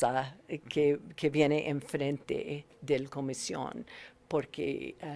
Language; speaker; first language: Spanish; non-native, learner; English